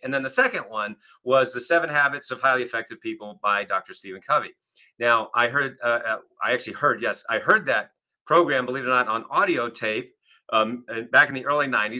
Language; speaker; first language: English; native; English